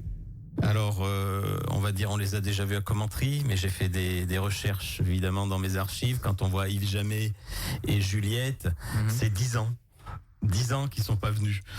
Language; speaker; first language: French; native; French